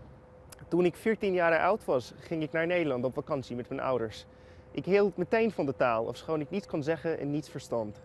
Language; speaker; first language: Dutch; non-native, fluent; English